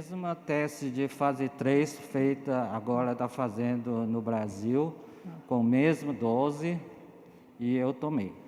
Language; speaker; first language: Portuguese; non-native, learner; Chinese